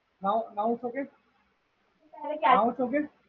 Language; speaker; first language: English; non-native, fluent; Hindi